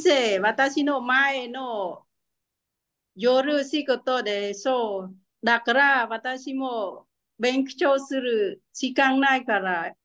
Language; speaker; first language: Japanese; non-native, learner; Khmer